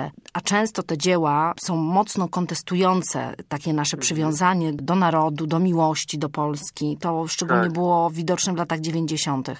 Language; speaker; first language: Polish; native; Polish